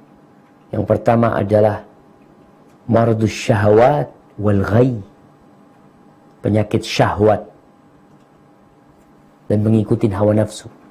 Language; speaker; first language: Indonesian; native; Indonesian